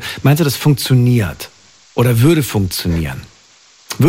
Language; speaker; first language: German; native; German